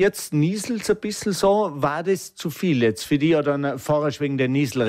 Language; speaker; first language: German; native; German